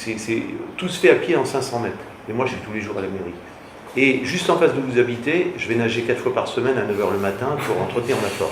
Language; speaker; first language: French; native; French